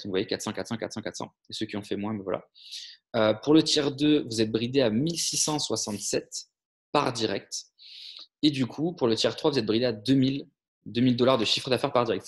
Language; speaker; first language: French; native; French